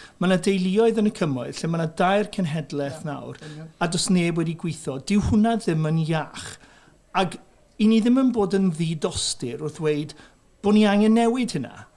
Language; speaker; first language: Welsh; native; Welsh